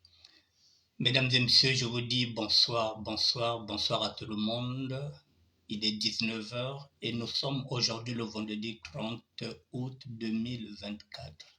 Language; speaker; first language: French; non-native, local second language; Lingala